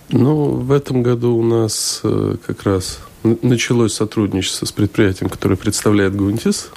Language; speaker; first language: Russian; native; Russian